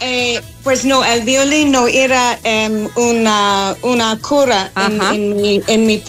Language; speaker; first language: Spanish; non-native, learner; English